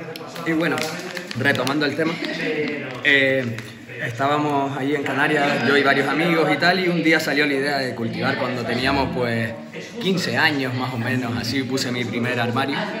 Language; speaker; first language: Spanish; native; Spanish